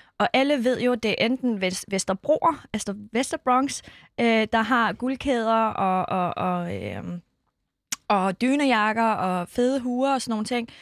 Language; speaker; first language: Danish; early bilingual, other home language; Kurdish